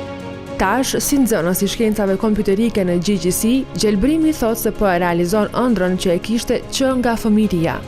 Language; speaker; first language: Albanian; native; Albanian